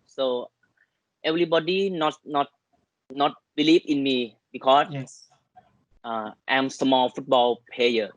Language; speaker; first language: English; non-native, learner; Thai